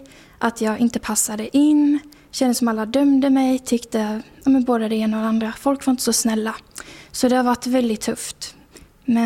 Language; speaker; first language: Swedish; native; Swedish